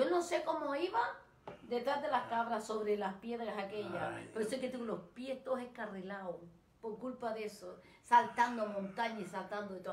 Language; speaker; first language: Spanish; native; Spanish